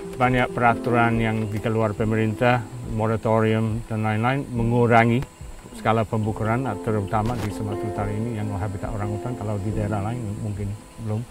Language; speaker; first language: Indonesian; non-native, fluent; English